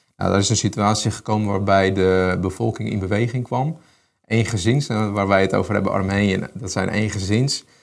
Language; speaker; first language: Dutch; early bilingual, other home language; Armenian